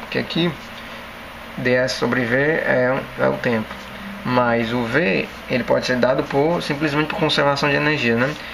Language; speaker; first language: Portuguese; native; Portuguese